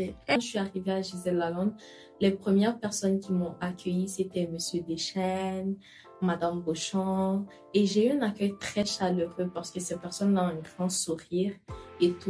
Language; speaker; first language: French; non-native, local second language; Haitian Creole